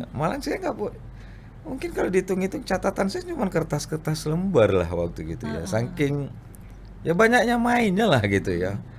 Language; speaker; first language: Indonesian; non-native, local second language; Minangkabau